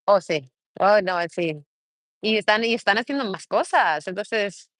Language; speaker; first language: Spanish; early bilingual, heritage; Spanish